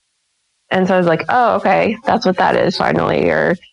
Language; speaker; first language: English; native; English